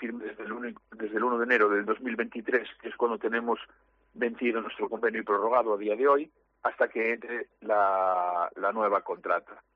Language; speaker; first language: Spanish; native; Spanish